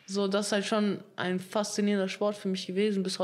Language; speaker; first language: German; early bilingual, other home language; Russian